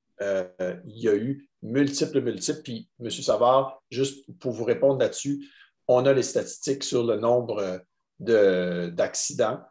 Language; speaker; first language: French; native; French